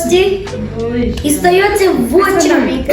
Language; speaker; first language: Russian; non-native, local second language; Kazakh